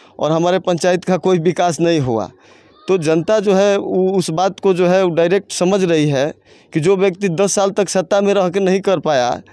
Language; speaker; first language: Hindi; native; Hindi